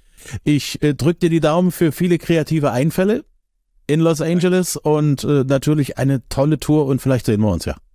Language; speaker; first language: German; native; German